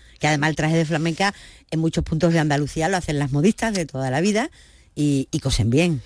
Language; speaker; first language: Spanish; native; Spanish